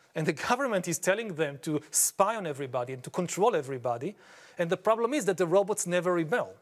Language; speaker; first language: English; non-native, fluent; Hebrew